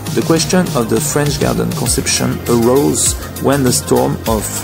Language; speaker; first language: English; non-native, learner; French